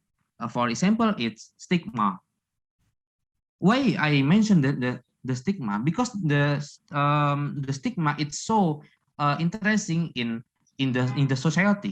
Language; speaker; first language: English; non-native, learner; Indonesian